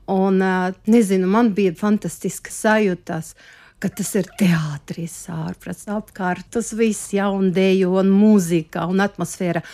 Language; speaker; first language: Latvian; non-native, local second language; Russian